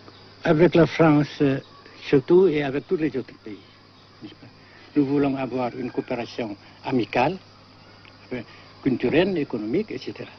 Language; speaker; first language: French; non-native, local second language; Vietnamese